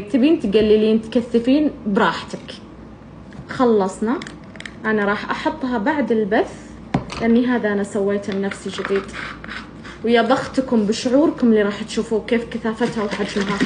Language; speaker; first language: Arabic; native; Arabic